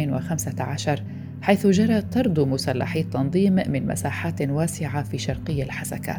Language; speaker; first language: Arabic; native; Arabic